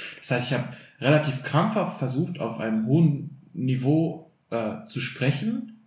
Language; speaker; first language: German; early bilingual, other home language; Albanian